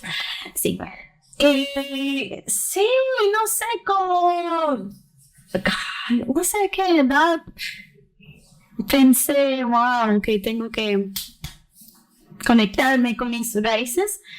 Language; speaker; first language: Spanish; early bilingual, heritage; Spanish